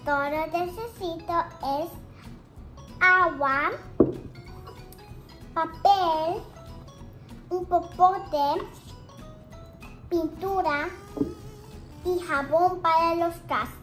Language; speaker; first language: Spanish; non-native, learner; English